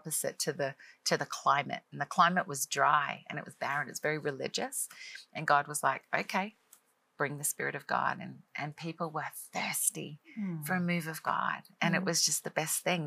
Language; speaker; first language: English; native; English